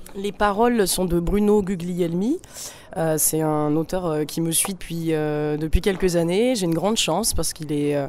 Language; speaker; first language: French; native; French